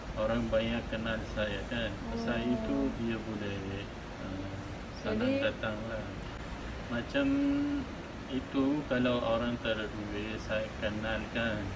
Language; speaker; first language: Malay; non-native, learner; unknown